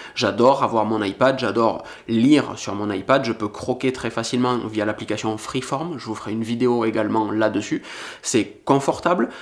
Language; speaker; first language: French; native; French